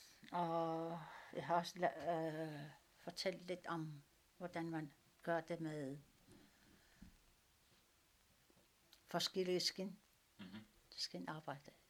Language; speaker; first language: Danish; non-native, local second language; Kalaallisut